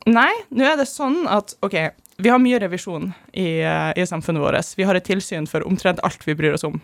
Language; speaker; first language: Norwegian; early bilingual, other home language; German